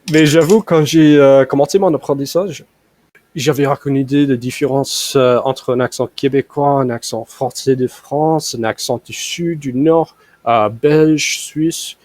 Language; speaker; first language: French; non-native, fluent; English